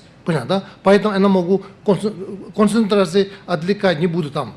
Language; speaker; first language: Russian; non-native, learner; Tibetan